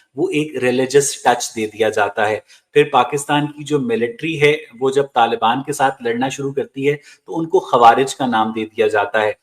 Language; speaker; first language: Urdu; native; Urdu